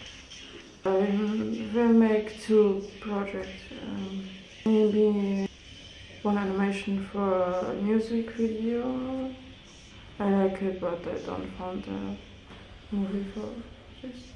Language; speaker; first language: English; non-native, learner; German